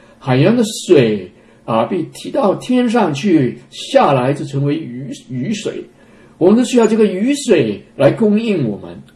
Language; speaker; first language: Chinese; non-native, local second language; Cantonese